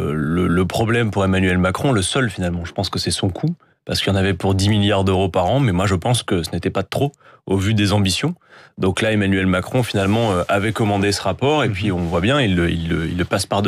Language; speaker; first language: French; native; French